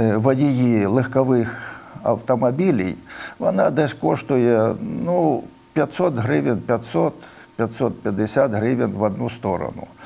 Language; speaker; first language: Ukrainian; non-native, local second language; Russian